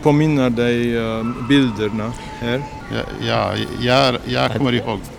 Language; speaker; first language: Swedish; non-native, learner; French